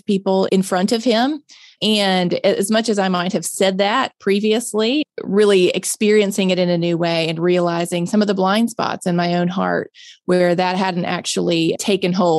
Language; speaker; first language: English; native; English